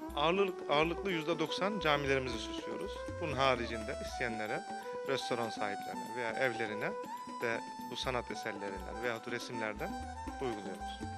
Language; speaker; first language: Turkish; early bilingual, heritage; Turkish